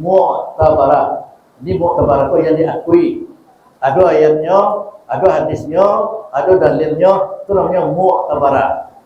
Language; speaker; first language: Malay; non-native, local second language; Minangkabau